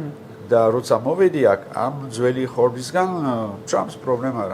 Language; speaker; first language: Georgian; non-native, learner; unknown